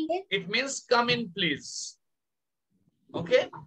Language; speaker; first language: English; non-native, local second language; Bangla